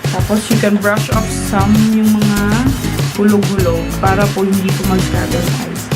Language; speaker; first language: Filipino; non-native, local second language; Cebuano